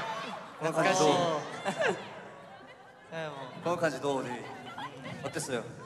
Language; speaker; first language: Japanese; non-native, learner; Korean